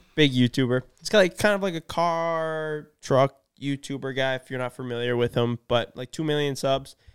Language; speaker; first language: English; native; English